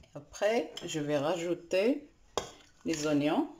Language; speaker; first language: French; non-native, local second language; Arabic